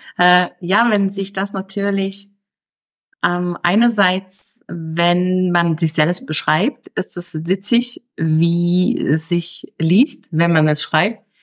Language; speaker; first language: German; early bilingual, other home language; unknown